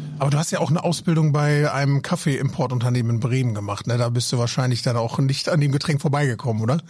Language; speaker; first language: German; native; German